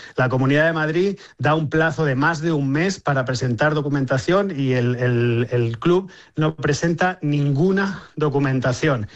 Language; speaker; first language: Spanish; native; Spanish